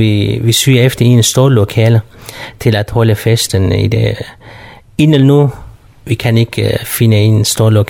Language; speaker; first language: Danish; non-native, learner; Kurdish